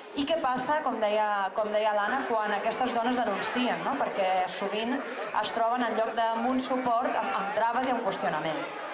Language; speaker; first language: Catalan; native; Catalan